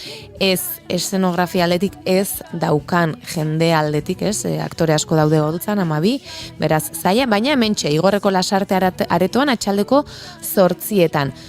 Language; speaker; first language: Basque; native; Basque